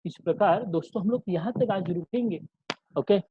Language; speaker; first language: Hindi; non-native, local second language; Marathi